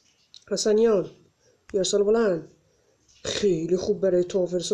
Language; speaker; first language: Persian; native; Persian